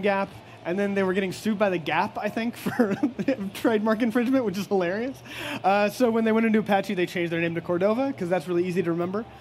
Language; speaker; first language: English; native; English